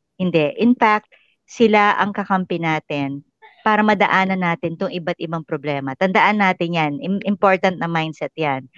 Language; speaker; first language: Filipino; native; Filipino